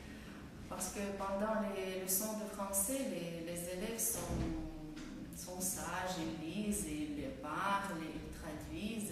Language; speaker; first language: French; non-native, fluent; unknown